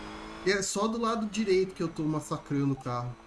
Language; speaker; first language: Portuguese; native; Portuguese